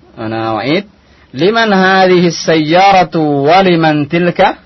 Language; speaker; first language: Arabic; non-native, fluent; Indonesian